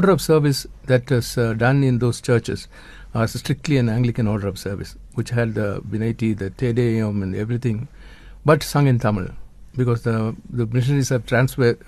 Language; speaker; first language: English; non-native, local second language; Tamil